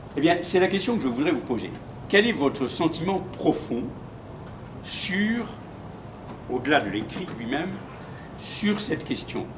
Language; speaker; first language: French; native; French